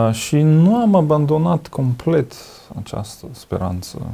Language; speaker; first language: Romanian; non-native, fluent; Russian